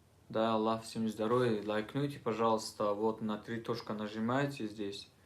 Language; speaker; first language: Russian; non-native, learner; Tajik